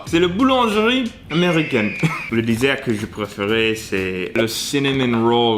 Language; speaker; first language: French; non-native, learner; English